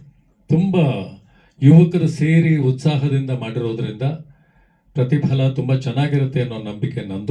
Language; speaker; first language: Kannada; native; Kannada